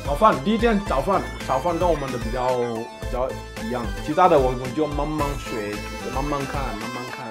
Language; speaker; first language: Chinese; non-native, fluent; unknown